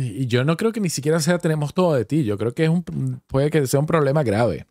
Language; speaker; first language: Spanish; native; Spanish